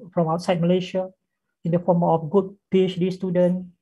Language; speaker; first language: English; non-native, local second language; Malay